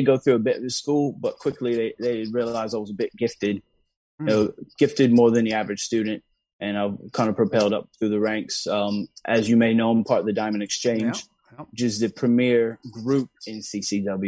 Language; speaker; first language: English; native; English